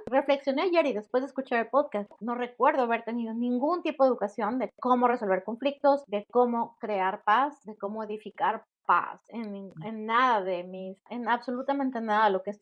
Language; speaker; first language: Spanish; native; Spanish